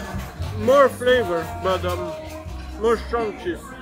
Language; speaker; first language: English; non-native, fluent; Slovenian